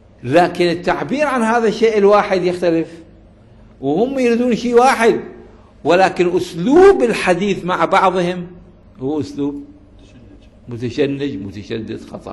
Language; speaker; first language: Arabic; native; Arabic